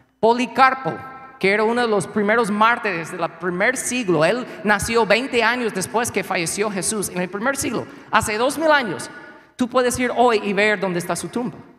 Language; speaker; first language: Spanish; non-native, fluent; English